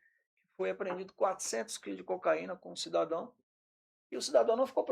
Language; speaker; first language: Portuguese; native; Portuguese